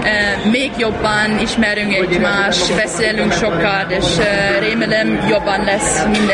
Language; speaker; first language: Hungarian; non-native, learner; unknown